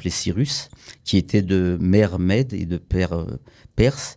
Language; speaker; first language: French; early bilingual, other home language; Kurdish